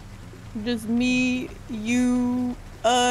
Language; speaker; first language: English; native; English